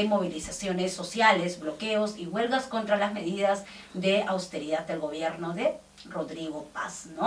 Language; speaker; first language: Spanish; native; Spanish